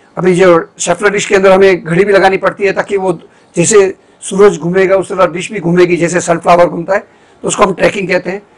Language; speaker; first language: Hindi; non-native, local second language; Gujarati